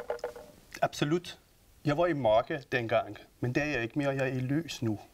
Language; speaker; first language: Danish; non-native, fluent; Persian